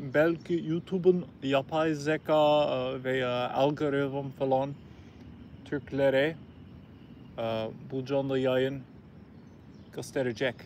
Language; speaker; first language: Turkish; non-native, learner; English